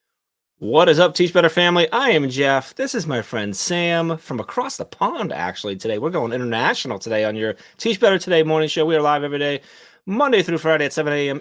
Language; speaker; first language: English; native; English